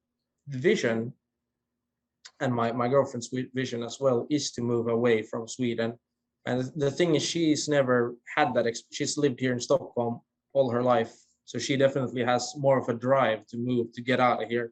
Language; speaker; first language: English; non-native, fluent; Swedish